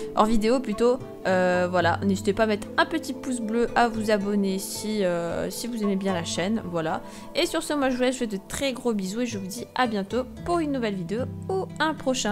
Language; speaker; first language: French; native; French